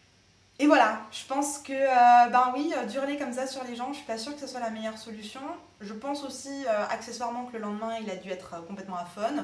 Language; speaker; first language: French; native; French